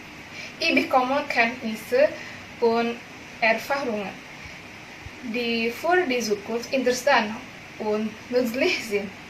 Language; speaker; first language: German; non-native, learner; Indonesian